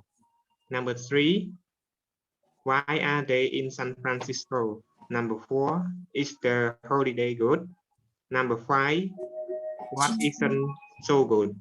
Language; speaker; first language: English; non-native, learner; Khmer